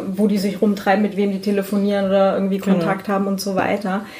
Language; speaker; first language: German; native; German